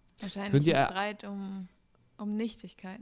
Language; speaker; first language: German; native; German